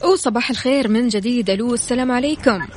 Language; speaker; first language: Arabic; native; Arabic